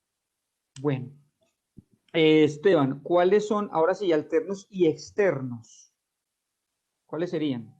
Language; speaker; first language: Spanish; native; Spanish